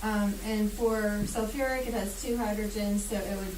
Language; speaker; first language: English; native; English